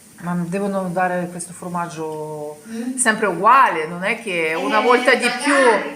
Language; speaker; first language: Italian; non-native, learner; Ukrainian